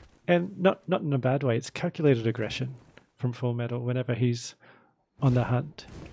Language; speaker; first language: English; native; English